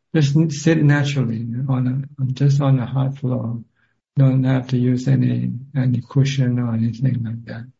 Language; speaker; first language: English; non-native, fluent; Thai